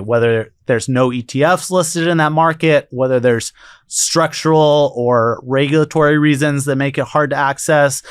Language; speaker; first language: English; native; English